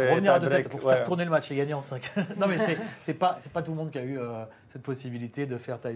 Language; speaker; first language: French; native; French